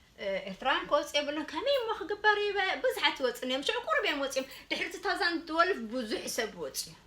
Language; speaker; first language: Tigrinya; early bilingual, heritage; Tigrinya